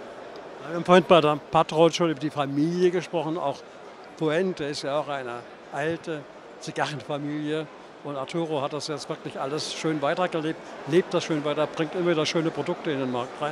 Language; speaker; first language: German; native; German